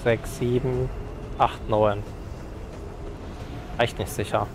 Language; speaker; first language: German; native; German